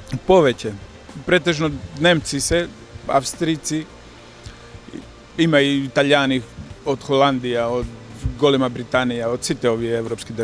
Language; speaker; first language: Macedonian; non-native, local second language; Albanian